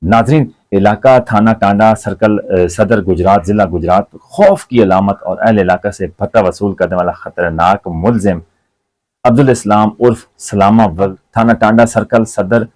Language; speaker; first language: Urdu; non-native, local second language; Punjabi